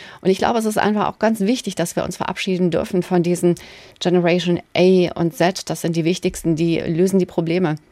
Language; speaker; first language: German; native; German